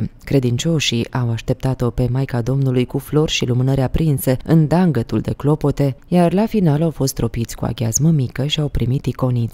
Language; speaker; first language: Romanian; native; Romanian